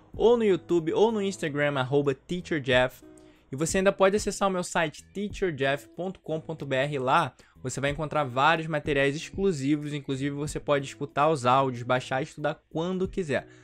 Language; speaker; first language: Portuguese; native; Portuguese